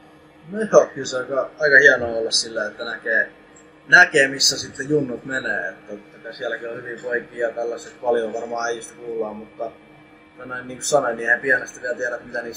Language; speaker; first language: Finnish; native; Finnish